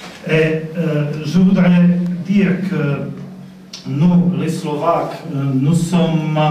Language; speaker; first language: French; non-native, fluent; Slovak